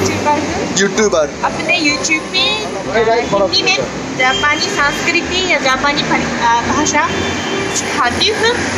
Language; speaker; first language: Hindi; non-native, fluent; Japanese